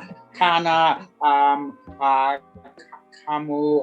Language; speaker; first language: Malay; non-native, learner; English